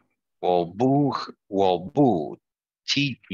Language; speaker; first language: Chinese; non-native, learner; Spanish